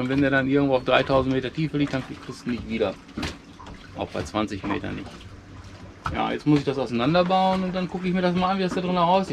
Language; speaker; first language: German; native; German